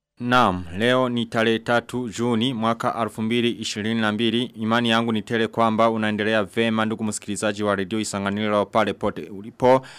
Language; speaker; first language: Swahili; non-native, local second language; Rundi